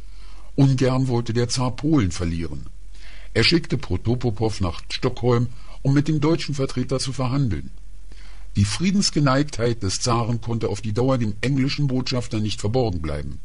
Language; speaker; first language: German; native; German